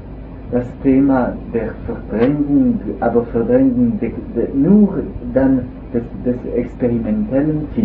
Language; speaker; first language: German; non-native, local second language; French